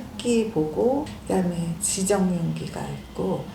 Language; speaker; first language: Korean; native; Korean